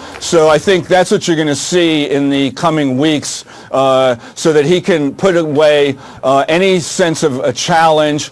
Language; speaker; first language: English; native; English